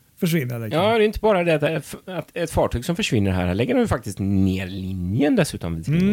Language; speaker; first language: Swedish; native; Swedish